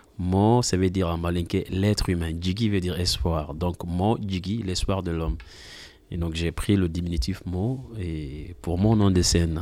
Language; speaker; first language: French; non-native, local second language; Mandingo